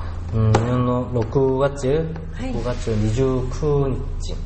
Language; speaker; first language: Japanese; non-native, learner; Korean